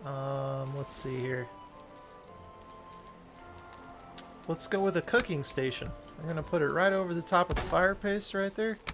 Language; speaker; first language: English; native; English